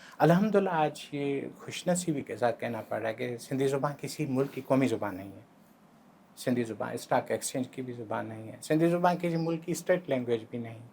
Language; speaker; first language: Urdu; non-native, local second language; Sindhi